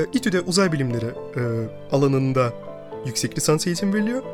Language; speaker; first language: Turkish; early bilingual, other home language; Russian